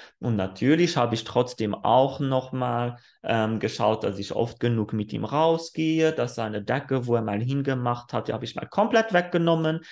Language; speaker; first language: German; non-native, fluent; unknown